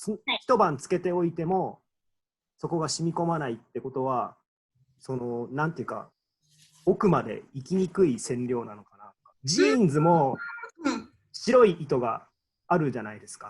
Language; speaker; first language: Japanese; native; Japanese